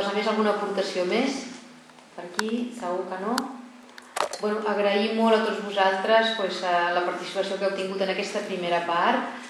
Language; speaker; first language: Catalan; native; Catalan